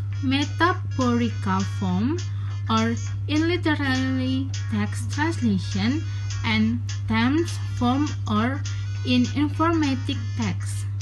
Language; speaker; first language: English; non-native, learner; Indonesian